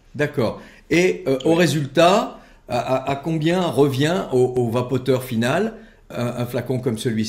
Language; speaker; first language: French; native; French